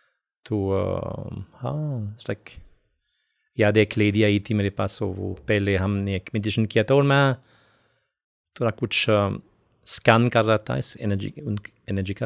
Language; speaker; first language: Hindi; non-native, fluent; French